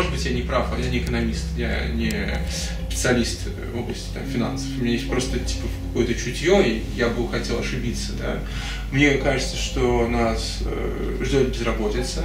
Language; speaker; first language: Russian; native; Russian